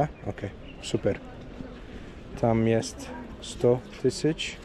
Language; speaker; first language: Russian; non-native, learner; Azerbaijani